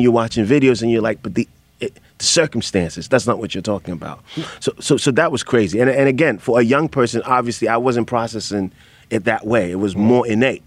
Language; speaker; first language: English; non-native, local second language; Akan